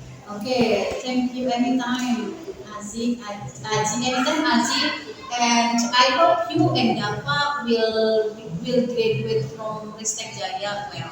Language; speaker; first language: English; non-native, learner; Indonesian